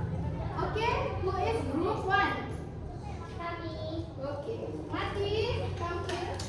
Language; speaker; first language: English; non-native, learner; Indonesian